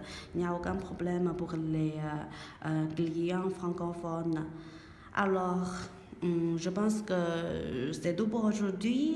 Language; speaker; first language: French; non-native, learner; Chinese